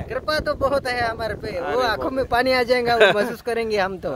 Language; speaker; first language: Hindi; non-native, local second language; Marathi